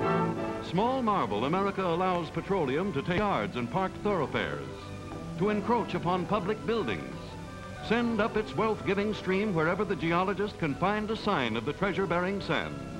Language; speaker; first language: English; native; English